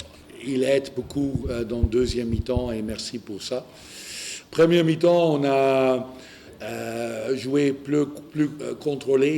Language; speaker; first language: French; non-native, learner; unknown